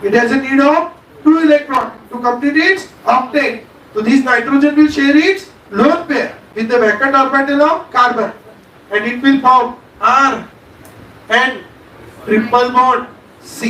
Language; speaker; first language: English; non-native, local second language; Marathi